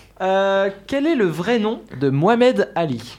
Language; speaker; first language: French; native; French